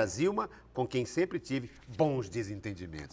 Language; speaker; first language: Portuguese; native; Portuguese